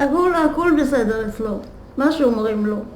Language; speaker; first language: Hebrew; non-native, fluent; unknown